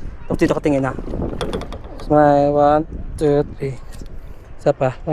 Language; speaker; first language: Filipino; non-native, local second language; Aklanon